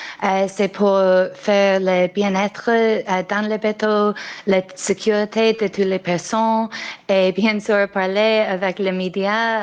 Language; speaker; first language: French; non-native, learner; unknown